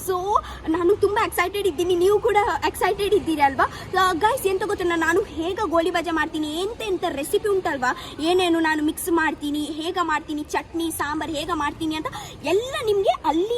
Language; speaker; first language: Kannada; non-native, local second language; Tulu